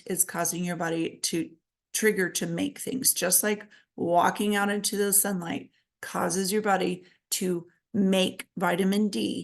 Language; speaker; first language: English; native; English